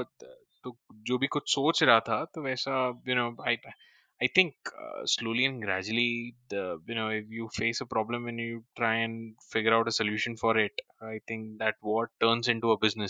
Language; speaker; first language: English; non-native, local second language; Hindi